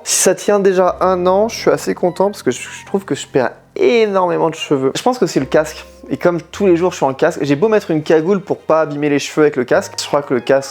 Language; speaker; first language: French; native; French